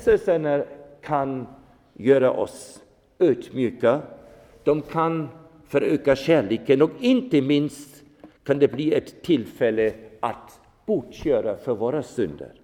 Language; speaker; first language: Swedish; non-native, fluent; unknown